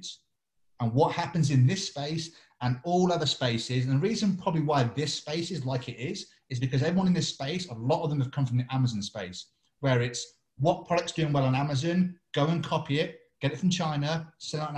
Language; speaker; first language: English; native; English